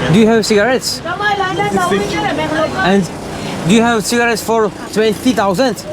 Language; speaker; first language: English; non-native, learner; Slovak